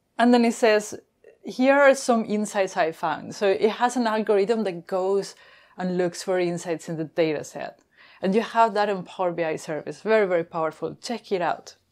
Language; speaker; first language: English; non-native, fluent; Spanish